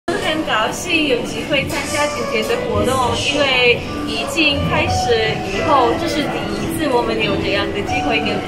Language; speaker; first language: Chinese; non-native, fluent; Polish